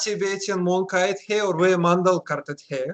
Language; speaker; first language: Hindi; non-native, learner; Russian